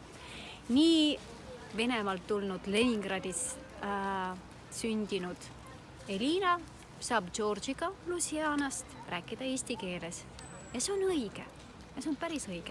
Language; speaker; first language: Estonian; non-native, local second language; Russian